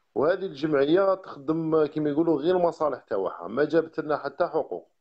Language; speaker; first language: Arabic; native; Arabic